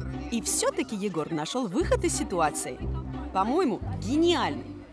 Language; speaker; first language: Russian; non-native, fluent; French